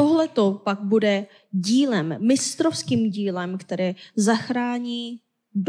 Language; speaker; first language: Czech; non-native, fluent; Korean